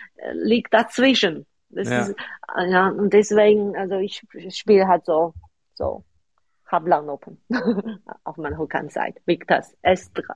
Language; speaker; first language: German; non-native, fluent; Chinese